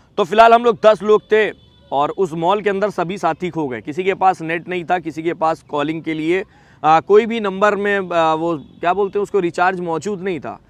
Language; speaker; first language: Hindi; native; Hindi